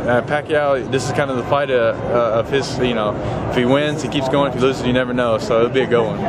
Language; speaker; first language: English; native; English